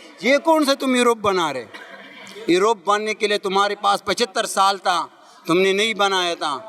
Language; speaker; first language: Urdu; non-native, local second language; Pashto